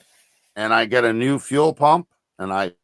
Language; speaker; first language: English; native; English